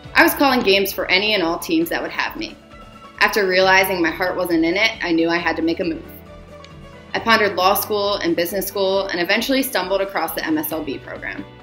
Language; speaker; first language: English; native; English